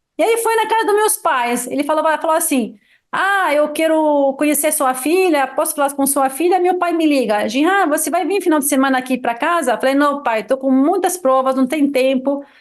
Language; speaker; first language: Portuguese; non-native, fluent; Arabic